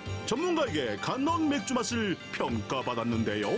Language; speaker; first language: Korean; native; Korean